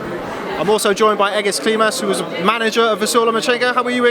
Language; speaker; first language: English; native; English